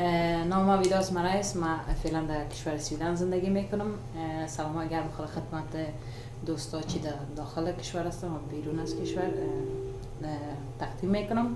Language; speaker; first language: Persian; early bilingual, heritage; Persian